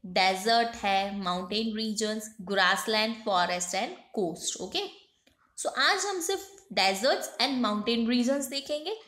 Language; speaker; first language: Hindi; non-native, local second language; Gujarati